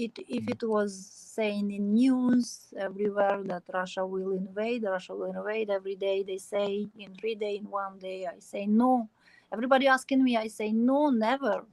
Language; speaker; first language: English; non-native, learner; Ukrainian